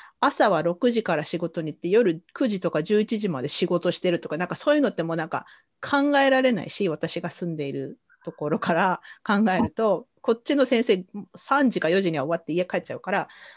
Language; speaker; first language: Japanese; native; Japanese